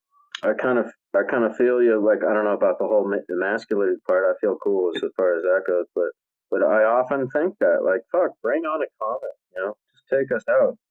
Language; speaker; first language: English; native; English